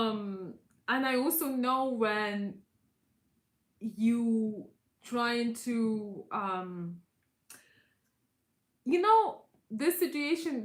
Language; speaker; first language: English; non-native, fluent; Russian